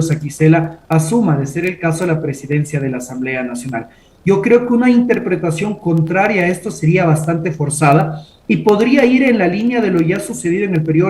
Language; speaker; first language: Spanish; native; Spanish